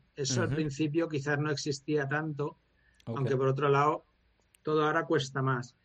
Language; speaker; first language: Spanish; native; Spanish